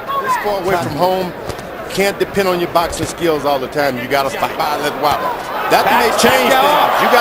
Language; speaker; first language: English; native; English